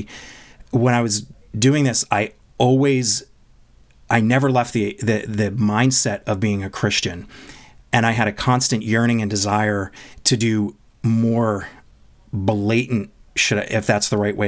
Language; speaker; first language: English; native; English